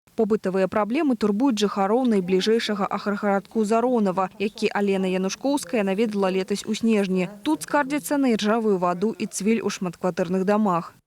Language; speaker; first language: Belarusian; non-native, local second language; Russian